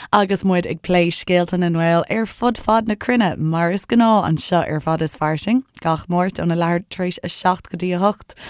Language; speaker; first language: Irish; native; Irish